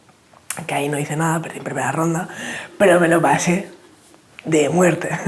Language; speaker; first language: Spanish; native; Spanish